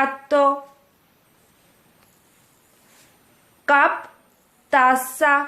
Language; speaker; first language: Italian; non-native, fluent; Urdu